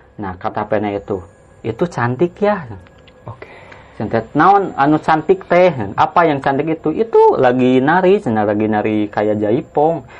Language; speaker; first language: Indonesian; non-native, local second language; Sundanese